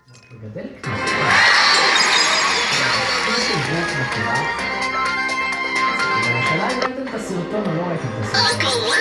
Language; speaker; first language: Hebrew; native; Hebrew